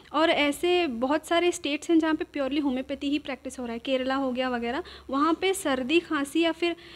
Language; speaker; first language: Hindi; non-native, local second language; Urdu